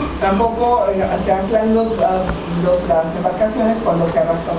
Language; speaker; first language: Spanish; native; Spanish